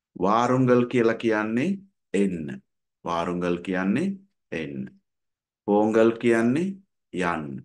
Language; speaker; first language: Sinhala; non-native, local second language; Tamil